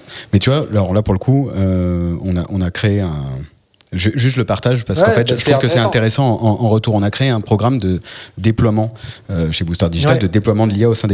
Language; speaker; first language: French; native; French